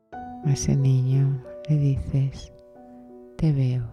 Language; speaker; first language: Spanish; native; Spanish